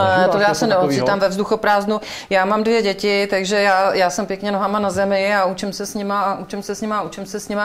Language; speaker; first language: Czech; native; Czech